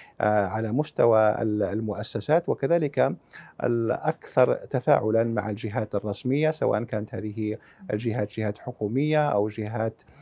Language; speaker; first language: Arabic; early bilingual, heritage; Arabic